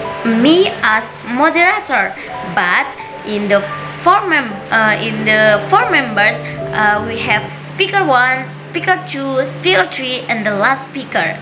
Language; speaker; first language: English; non-native, learner; Indonesian